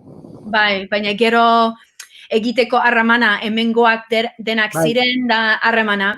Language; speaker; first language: Basque; early bilingual, heritage; English